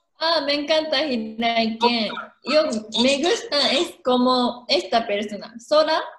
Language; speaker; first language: Spanish; non-native, learner; Japanese